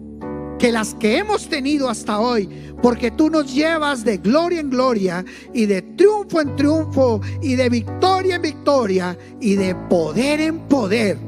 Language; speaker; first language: Spanish; native; Spanish